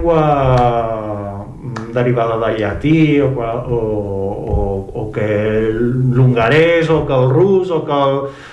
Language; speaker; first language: Catalan; non-native, local second language; Spanish